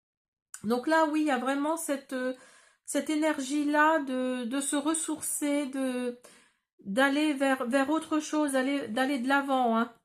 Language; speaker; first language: French; native; French